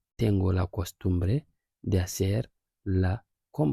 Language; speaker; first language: Spanish; non-native, local second language; Fula